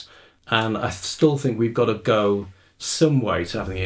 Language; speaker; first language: English; native; English